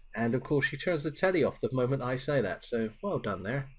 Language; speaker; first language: English; native; English